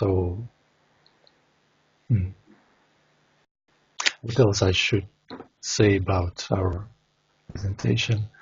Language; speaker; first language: English; non-native, learner; Russian